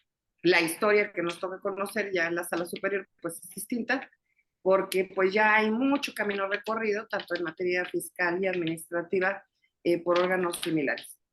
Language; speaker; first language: Spanish; native; Spanish